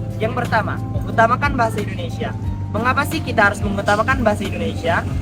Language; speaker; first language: Indonesian; non-native, local second language; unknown